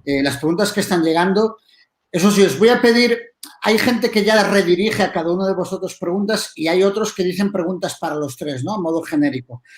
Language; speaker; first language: Spanish; native; Spanish